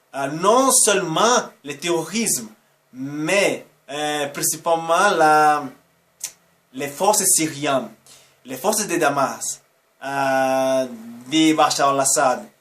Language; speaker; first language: French; non-native, fluent; Portuguese